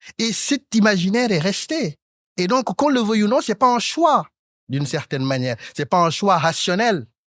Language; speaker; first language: French; non-native, local second language; Wolof